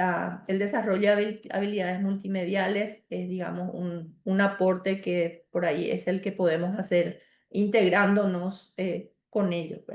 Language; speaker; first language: Spanish; native; Spanish